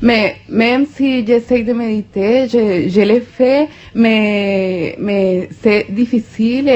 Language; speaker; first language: French; non-native, fluent; Spanish